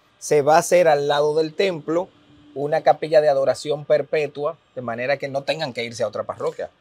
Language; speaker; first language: Spanish; native; Spanish